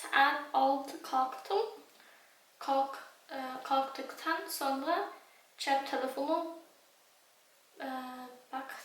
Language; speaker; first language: Turkish; non-native, learner; German